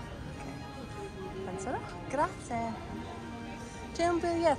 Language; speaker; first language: Italian; non-native, learner; English